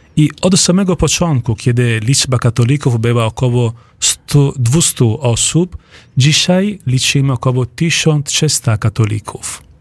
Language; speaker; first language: Polish; non-native, fluent; Italian